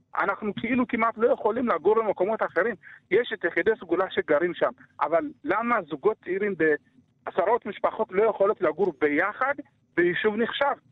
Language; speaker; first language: Hebrew; early bilingual, other home language; Amharic